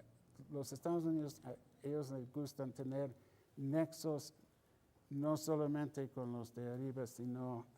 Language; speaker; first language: Spanish; non-native, fluent; English